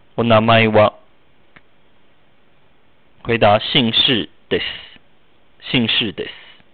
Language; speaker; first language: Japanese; non-native, fluent; Chinese